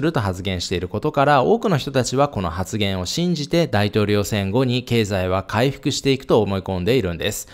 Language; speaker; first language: Japanese; native; Japanese